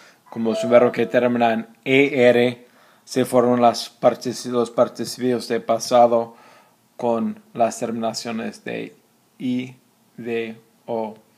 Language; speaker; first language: Spanish; non-native, fluent; English